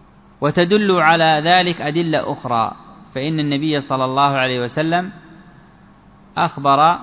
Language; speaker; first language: Arabic; native; Arabic